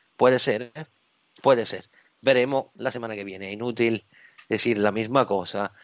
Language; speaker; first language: Spanish; non-native, fluent; Italian